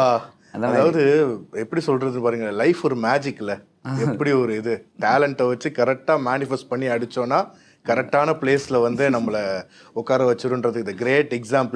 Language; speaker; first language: Tamil; native; Tamil